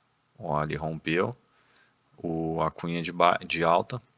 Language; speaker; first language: Portuguese; native; Portuguese